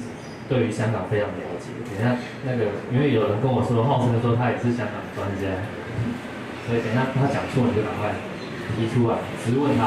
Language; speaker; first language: Chinese; native; Chinese